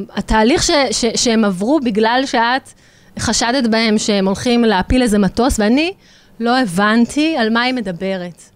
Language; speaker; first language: Hebrew; native; Hebrew